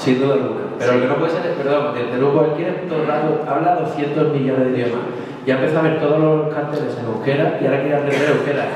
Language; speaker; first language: Spanish; native; Spanish